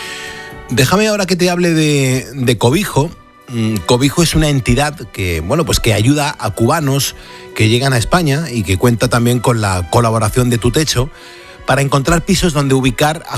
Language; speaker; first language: Spanish; native; Spanish